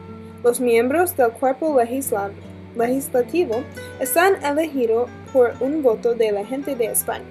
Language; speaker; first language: Spanish; non-native, learner; English